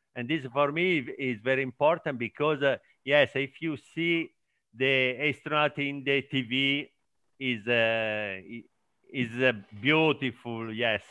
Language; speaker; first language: English; non-native, learner; Italian